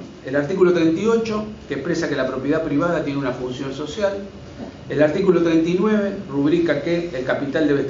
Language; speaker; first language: Spanish; native; Spanish